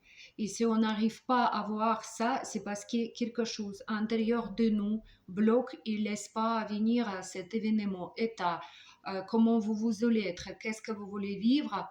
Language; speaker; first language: French; non-native, fluent; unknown